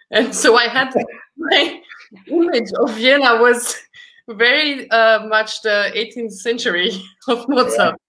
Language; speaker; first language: English; early bilingual, other home language; Romanian